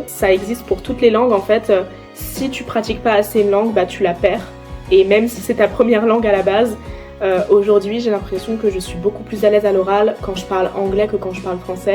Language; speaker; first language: French; native; French